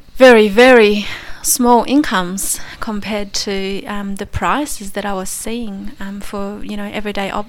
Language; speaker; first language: English; non-native, fluent; Polish